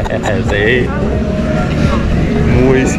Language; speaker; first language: Spanish; non-native, learner; English